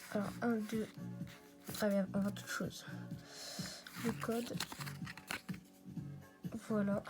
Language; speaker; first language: French; native; French